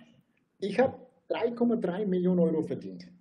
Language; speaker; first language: German; non-native, fluent; Turkish